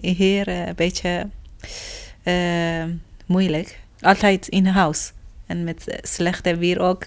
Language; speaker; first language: Dutch; non-native, learner; Persian